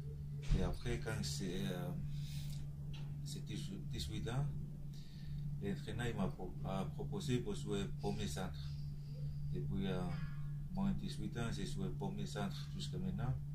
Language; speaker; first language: French; non-native, learner; Tongan